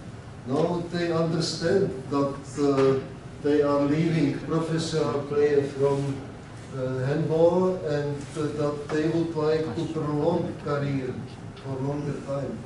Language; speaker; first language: English; non-native, learner; Czech